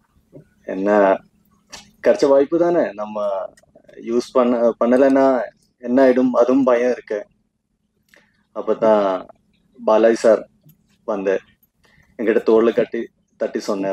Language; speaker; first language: Tamil; non-native, fluent; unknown